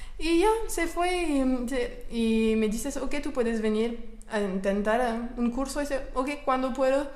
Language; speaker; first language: Spanish; non-native, learner; French